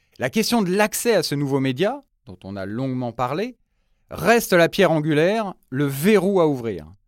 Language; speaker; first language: French; native; French